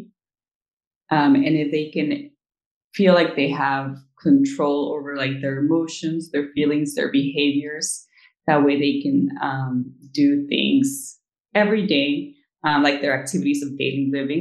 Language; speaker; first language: English; native; English